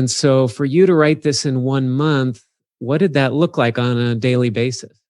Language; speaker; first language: English; native; English